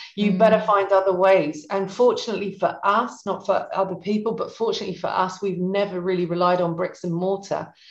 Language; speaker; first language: English; native; English